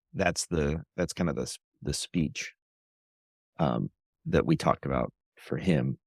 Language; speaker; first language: English; native; English